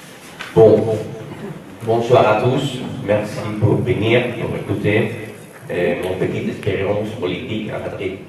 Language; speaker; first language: French; non-native, fluent; Spanish